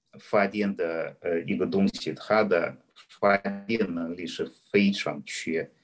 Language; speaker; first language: Chinese; non-native, fluent; Russian